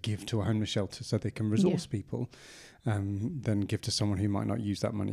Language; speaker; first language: English; native; English